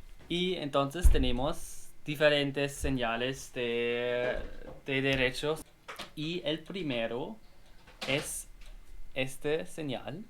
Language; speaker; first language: Spanish; non-native, learner; German